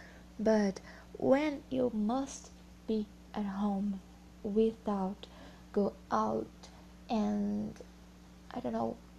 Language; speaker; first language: English; non-native, learner; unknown